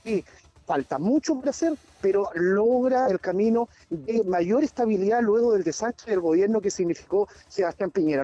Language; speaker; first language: Spanish; native; Spanish